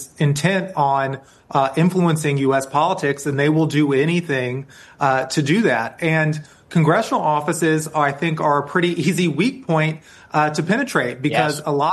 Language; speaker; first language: English; native; English